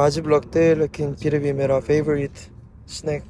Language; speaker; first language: Hindi; non-native, learner; Korean